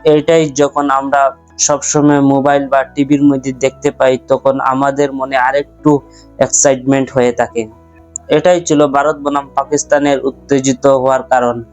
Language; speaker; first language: Bangla; non-native, local second language; Sylheti